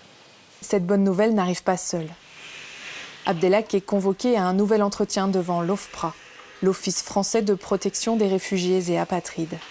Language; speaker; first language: French; native; French